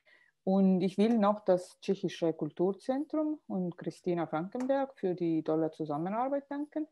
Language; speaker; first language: German; non-native, fluent; Estonian